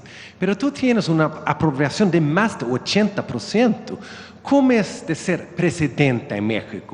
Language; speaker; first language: Spanish; non-native, learner; Swedish